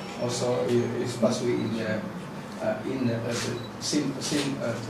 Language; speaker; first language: English; non-native, learner; Indonesian